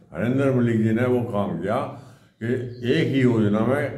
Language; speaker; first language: Hindi; native; Hindi